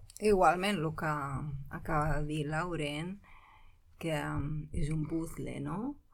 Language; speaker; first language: Catalan; non-native, fluent; Arabic